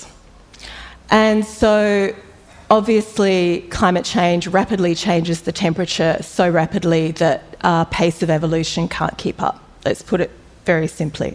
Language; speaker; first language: English; native; English